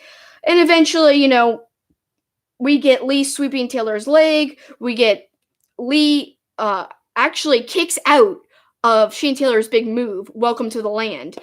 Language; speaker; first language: English; native; English